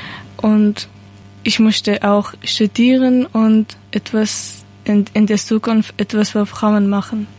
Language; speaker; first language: German; non-native, learner; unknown